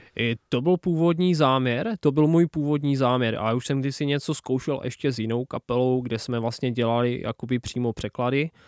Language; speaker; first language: Czech; non-native, local second language; Polish